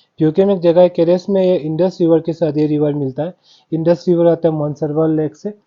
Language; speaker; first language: Hindi; non-native, local second language; Balti